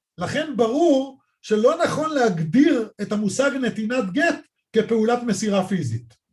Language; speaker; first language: Hebrew; native; Hebrew